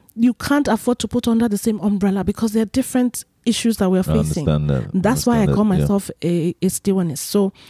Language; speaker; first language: English; non-native, local second language; Igbo